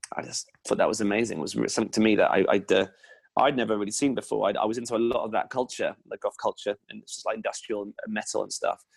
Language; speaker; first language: English; native; English